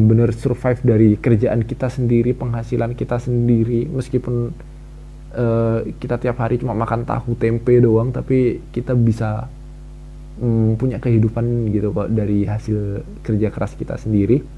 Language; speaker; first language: Indonesian; native; Indonesian